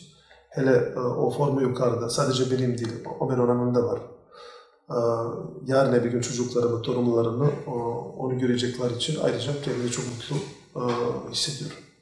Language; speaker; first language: Turkish; non-native, fluent; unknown